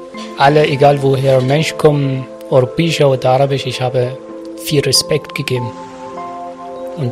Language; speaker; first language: German; non-native, learner; Arabic